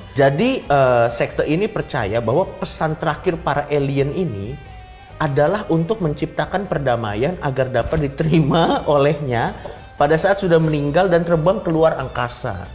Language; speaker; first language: Indonesian; native; Indonesian